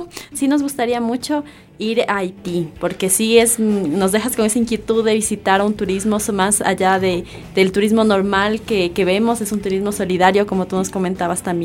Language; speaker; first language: Spanish; native; Spanish